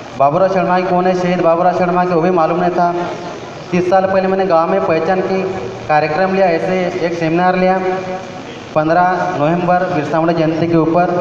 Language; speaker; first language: Hindi; non-native, local second language; Marathi